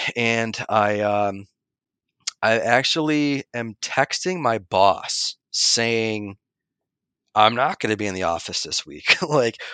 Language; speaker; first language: English; native; English